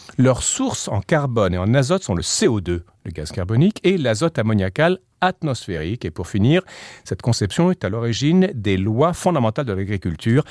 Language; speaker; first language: French; native; French